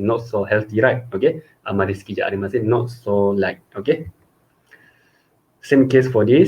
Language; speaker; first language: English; non-native, local second language; Malay